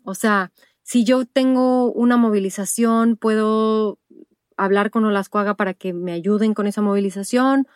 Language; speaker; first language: Spanish; native; Spanish